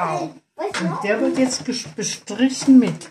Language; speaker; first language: German; native; German